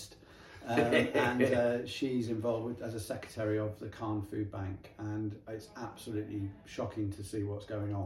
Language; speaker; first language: English; native; English